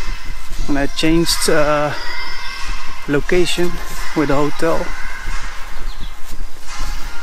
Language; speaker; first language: English; non-native, fluent; Dutch